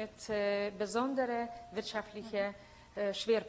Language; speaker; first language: German; non-native, fluent; Lithuanian